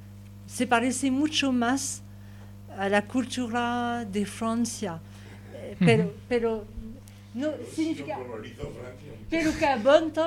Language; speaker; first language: Spanish; non-native, learner; French